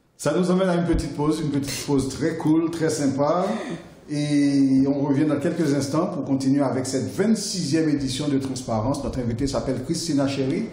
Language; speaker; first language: French; non-native, local second language; Haitian Creole